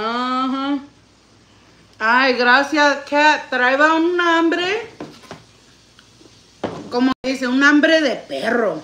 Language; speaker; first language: Spanish; early bilingual, heritage; Spanish